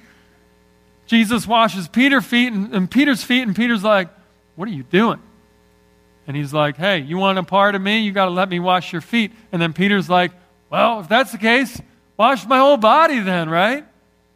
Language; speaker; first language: English; native; English